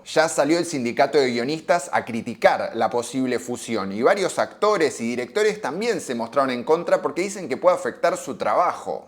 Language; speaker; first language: Spanish; native; Spanish